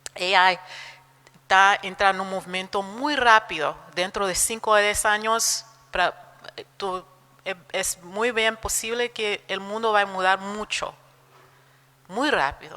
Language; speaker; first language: Spanish; non-native, fluent; Portuguese